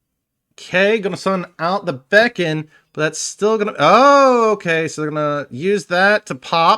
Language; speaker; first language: English; native; English